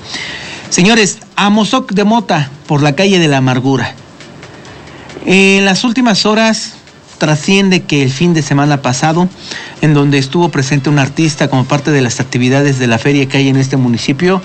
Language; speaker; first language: Spanish; native; Spanish